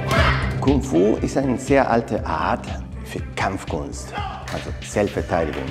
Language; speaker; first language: German; non-native, fluent; Spanish